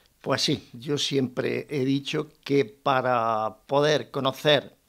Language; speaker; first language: Spanish; native; Spanish